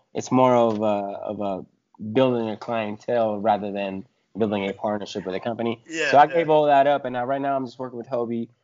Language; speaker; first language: English; early bilingual, other home language; Spanish